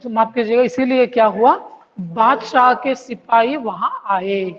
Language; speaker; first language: Hindi; non-native, local second language; Kannada